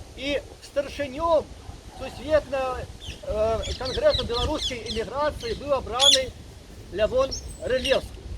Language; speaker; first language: Belarusian; native; Belarusian